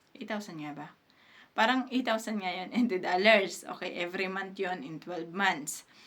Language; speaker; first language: Filipino; native; Filipino